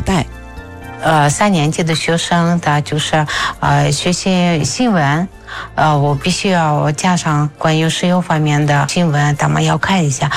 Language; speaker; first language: Chinese; non-native, fluent; Russian